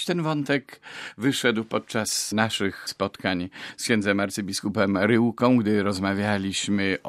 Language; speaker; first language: Polish; native; Polish